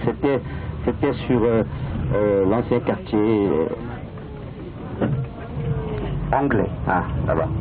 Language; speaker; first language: French; non-native, fluent; Chinese